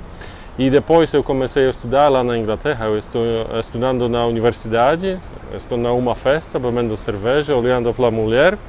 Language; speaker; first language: Portuguese; non-native, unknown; Polish